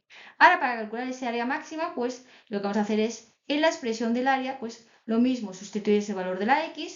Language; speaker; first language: Spanish; native; Spanish